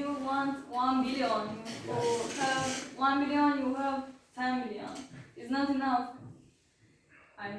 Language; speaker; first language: English; non-native, learner; Turkish